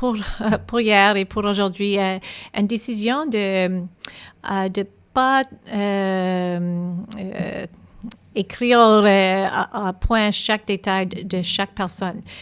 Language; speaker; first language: French; non-native, local second language; English